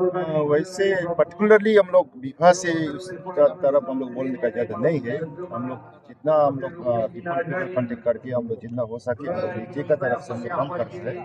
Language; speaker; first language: Hindi; non-native, learner; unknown